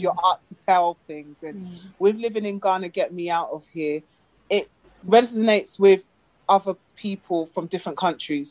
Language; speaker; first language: English; native; English